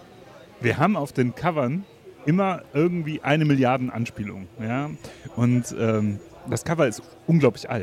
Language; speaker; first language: German; native; German